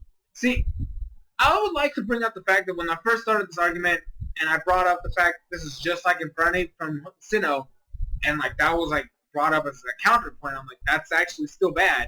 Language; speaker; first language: English; native; English